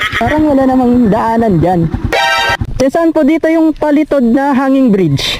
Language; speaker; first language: Filipino; non-native, local second language; Iloko